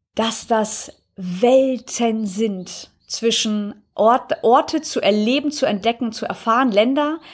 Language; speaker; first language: German; native; German